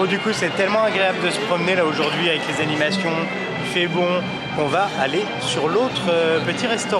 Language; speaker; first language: French; native; French